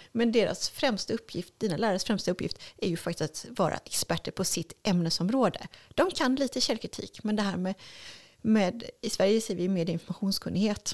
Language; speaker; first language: Swedish; native; Swedish